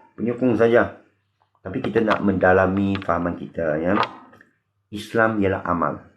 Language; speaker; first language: Malay; non-native, local second language; Min Nan Chinese